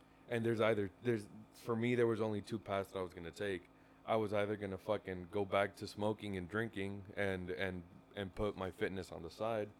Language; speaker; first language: English; early bilingual, other home language; Spanish